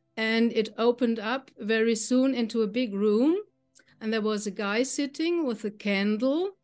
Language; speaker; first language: English; non-native, fluent; German